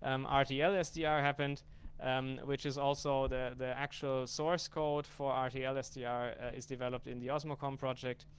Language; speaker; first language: English; non-native, fluent; German